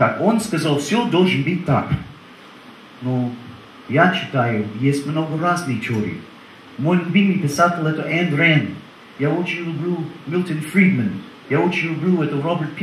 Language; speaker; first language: Russian; non-native, learner; English